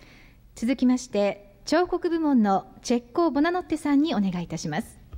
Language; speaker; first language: Japanese; native; Japanese